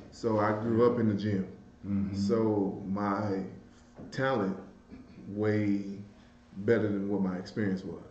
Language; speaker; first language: English; native; English